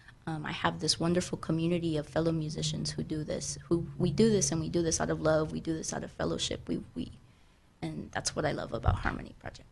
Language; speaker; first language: English; native; English